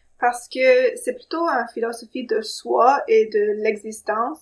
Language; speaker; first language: French; non-native, local second language; English